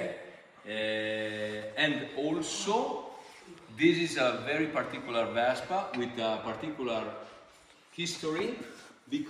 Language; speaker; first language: English; non-native, fluent; Italian